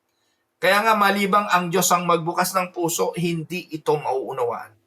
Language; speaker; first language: Filipino; native; Filipino